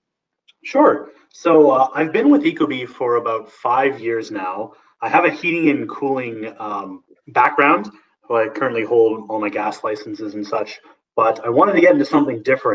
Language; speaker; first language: English; native; English